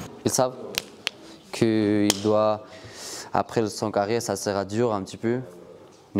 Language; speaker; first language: French; non-native, learner; Georgian